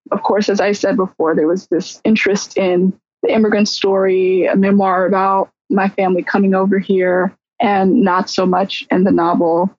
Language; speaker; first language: English; native; English